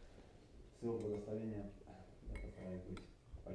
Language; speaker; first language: Russian; native; Russian